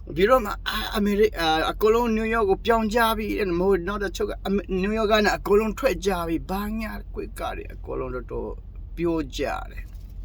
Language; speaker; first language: Burmese; native; Burmese